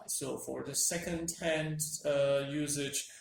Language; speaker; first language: English; non-native, fluent; Turkish